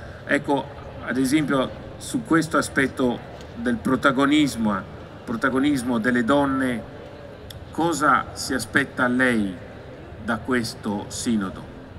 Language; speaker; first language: Italian; native; Italian